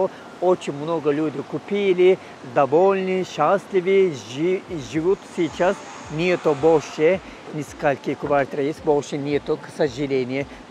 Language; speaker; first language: Russian; non-native, fluent; Turkish